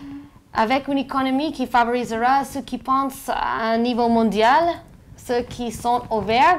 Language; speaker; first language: French; non-native, learner; English